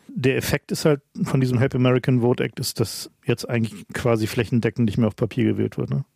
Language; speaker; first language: German; native; German